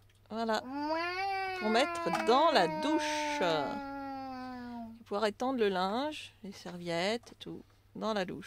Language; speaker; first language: French; native; French